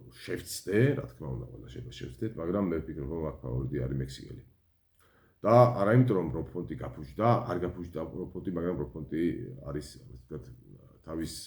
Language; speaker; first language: Georgian; native; Georgian